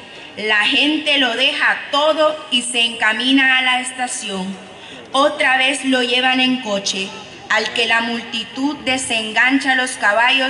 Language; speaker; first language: Spanish; native; Spanish